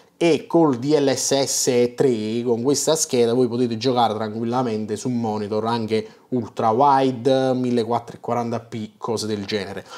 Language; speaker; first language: Italian; native; Italian